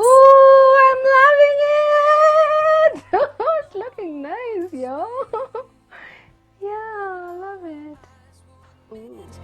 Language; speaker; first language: English; non-native, local second language; Swahili